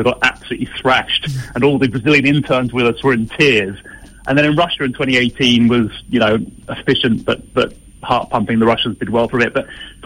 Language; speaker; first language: English; native; English